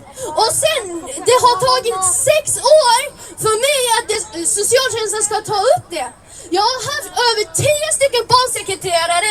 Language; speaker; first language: Swedish; early bilingual, other home language; Somali